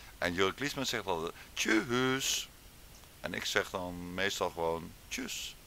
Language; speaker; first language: Dutch; native; Dutch